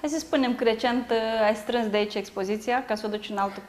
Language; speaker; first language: Romanian; native; Romanian